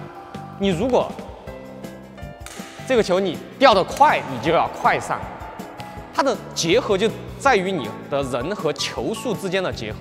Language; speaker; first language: Chinese; native; Chinese